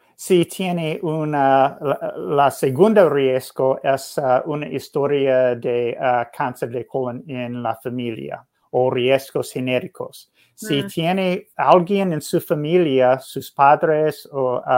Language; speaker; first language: Spanish; non-native, learner; English